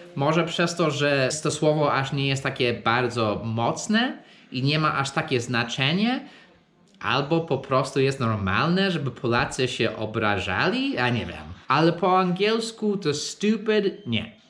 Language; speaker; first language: Polish; non-native, fluent; English